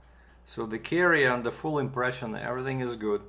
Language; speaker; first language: English; non-native, fluent; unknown